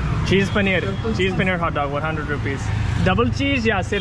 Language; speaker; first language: Hindi; non-native, learner; English